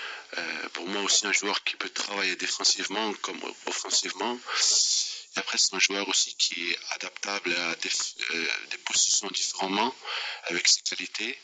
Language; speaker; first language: French; non-native, fluent; Danish